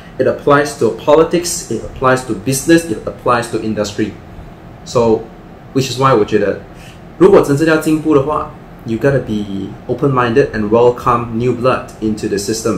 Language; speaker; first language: English; non-native, local second language; Chinese